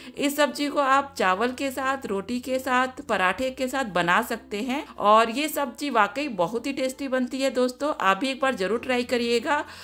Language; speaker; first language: Hindi; native; Hindi